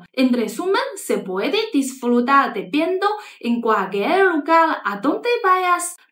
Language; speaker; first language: Spanish; non-native, fluent; Chinese